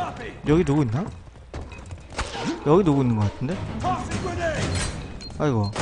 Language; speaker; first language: Korean; native; Korean